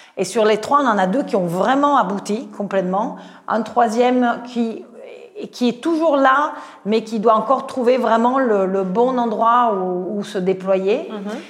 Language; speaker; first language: French; non-native, fluent; Italian